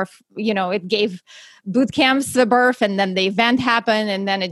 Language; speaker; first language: English; non-native, fluent; Russian